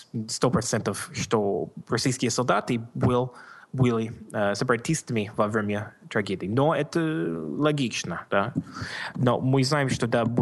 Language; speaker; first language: Russian; non-native, learner; English